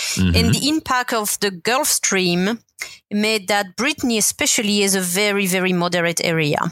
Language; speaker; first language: English; non-native, fluent; French